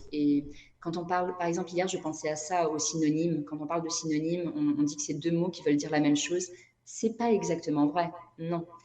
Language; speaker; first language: French; non-native, fluent; Portuguese